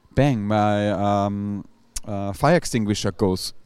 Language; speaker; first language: English; non-native, fluent; German